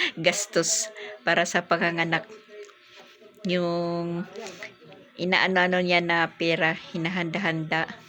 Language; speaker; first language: Filipino; non-native, local second language; Waray